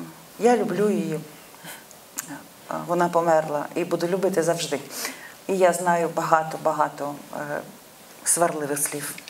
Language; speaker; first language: Ukrainian; non-native, local second language; Russian